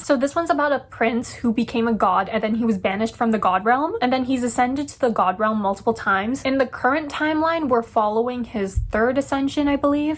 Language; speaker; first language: English; native; English